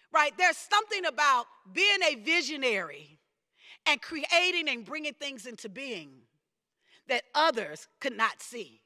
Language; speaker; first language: English; native; English